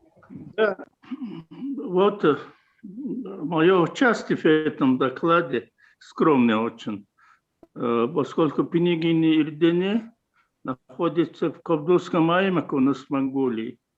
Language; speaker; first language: Russian; non-native, fluent; Mongolian